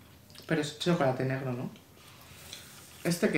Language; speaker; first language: Spanish; native; Spanish